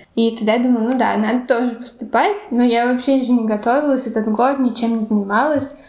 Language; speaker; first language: Russian; native; Russian